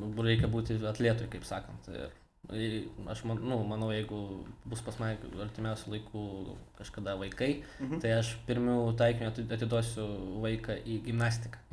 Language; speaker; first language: Lithuanian; non-native, local second language; Russian